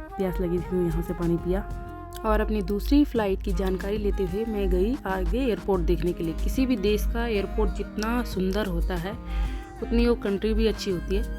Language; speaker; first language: Hindi; native; Hindi